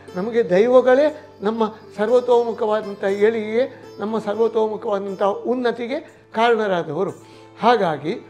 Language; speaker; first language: Kannada; non-native, local second language; Tulu